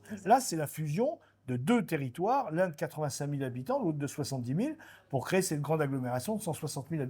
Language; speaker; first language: French; native; French